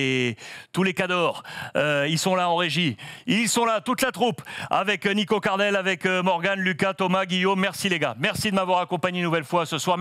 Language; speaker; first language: French; native; French